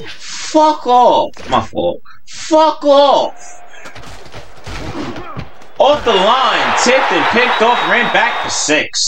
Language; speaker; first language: English; native; English